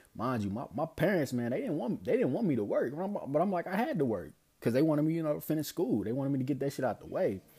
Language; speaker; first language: English; native; English